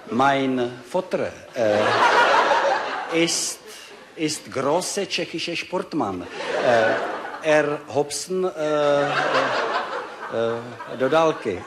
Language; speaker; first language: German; non-native, learner; Czech